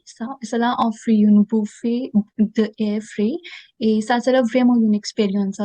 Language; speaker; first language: French; non-native, learner; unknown